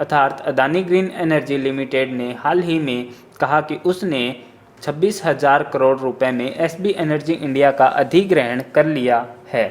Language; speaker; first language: Hindi; native; Hindi